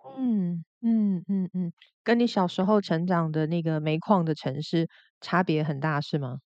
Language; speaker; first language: Chinese; native; Chinese